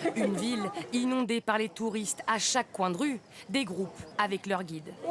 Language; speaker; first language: French; native; French